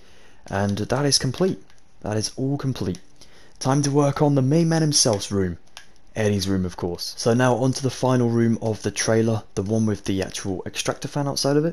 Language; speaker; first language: English; native; English